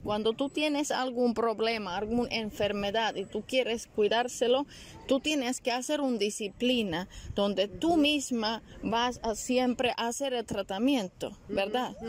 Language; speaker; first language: Spanish; non-native, learner; Finnish